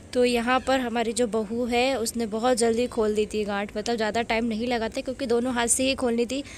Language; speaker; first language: Hindi; native; Hindi